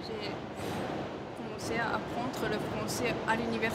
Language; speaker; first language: French; non-native, fluent; Japanese